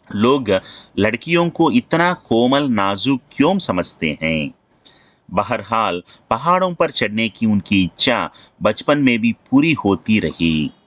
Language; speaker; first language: Hindi; non-native, local second language; Telugu